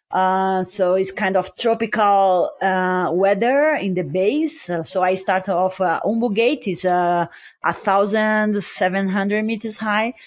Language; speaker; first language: English; non-native, learner; Portuguese